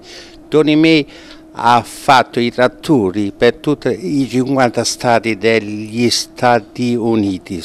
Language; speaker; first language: Italian; non-native, fluent; English